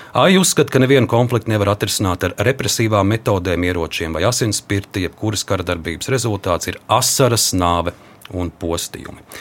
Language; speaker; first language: Latvian; native; Latvian